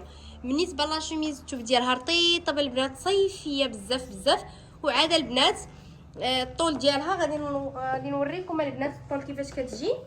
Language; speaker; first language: Arabic; native; Arabic